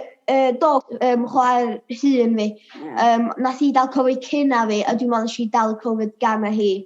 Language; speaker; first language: Welsh; native; Welsh